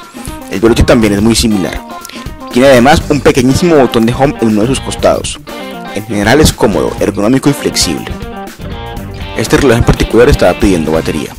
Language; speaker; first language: Spanish; native; Spanish